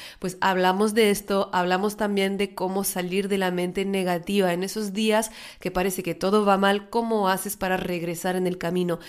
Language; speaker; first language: Spanish; native; Spanish